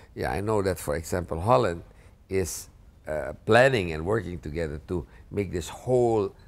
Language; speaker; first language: English; non-native, fluent; Indonesian